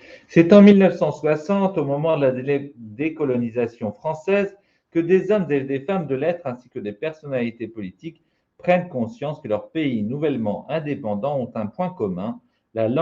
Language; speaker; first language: French; native; French